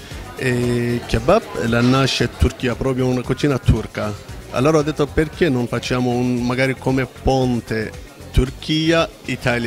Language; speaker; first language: Italian; non-native, learner; Turkish